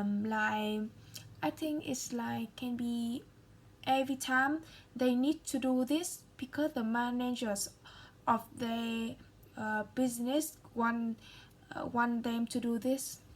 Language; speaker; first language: English; non-native, learner; Vietnamese